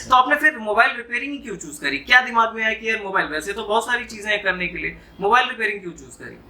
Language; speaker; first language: Hindi; native; Hindi